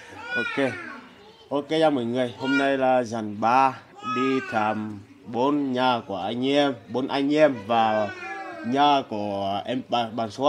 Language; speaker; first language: Vietnamese; non-native, learner; Portuguese